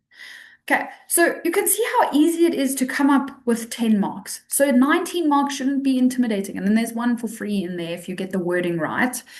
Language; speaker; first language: English; native; English